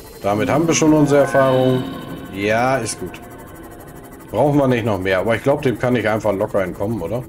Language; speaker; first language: German; native; German